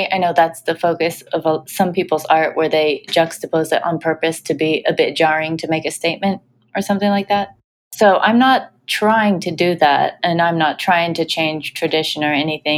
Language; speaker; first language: English; native; English